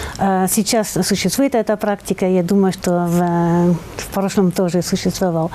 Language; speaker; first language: Russian; non-native, fluent; French